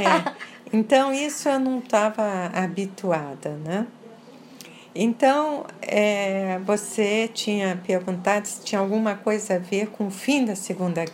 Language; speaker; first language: Portuguese; early bilingual, other home language; French